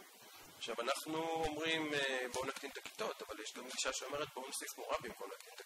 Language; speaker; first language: Hebrew; native; Hebrew